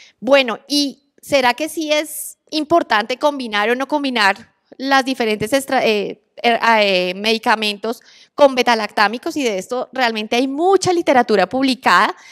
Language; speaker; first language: Spanish; native; Spanish